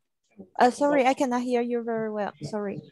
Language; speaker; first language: English; non-native, fluent; French